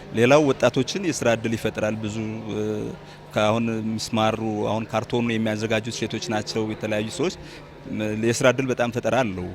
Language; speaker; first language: Amharic; native; Amharic